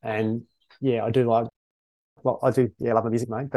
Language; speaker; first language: English; native; English